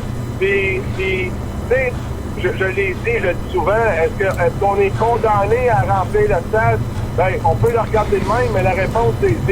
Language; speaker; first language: French; native; French